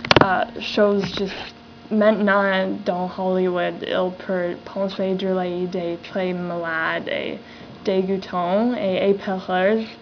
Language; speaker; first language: French; non-native, learner; English